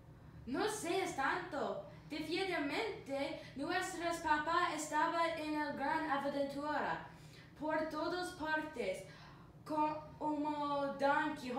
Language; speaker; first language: Spanish; non-native, learner; English